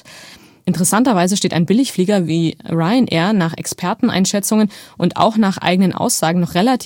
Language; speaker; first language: German; native; German